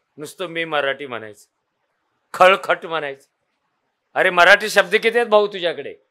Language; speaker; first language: Marathi; native; Marathi